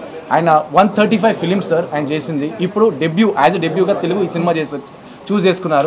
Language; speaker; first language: Telugu; native; Telugu